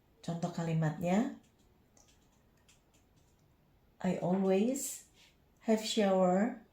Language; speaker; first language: English; non-native, fluent; Indonesian